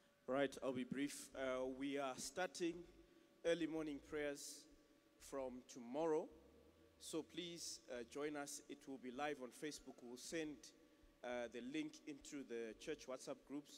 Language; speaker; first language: English; non-native, local second language; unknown